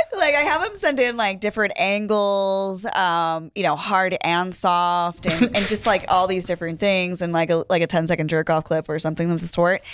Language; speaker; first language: English; native; English